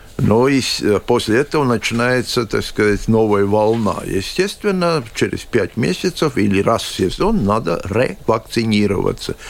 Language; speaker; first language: Russian; non-native, local second language; Latvian